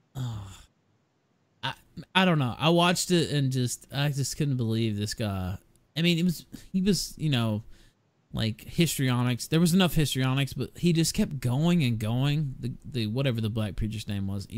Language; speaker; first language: English; native; English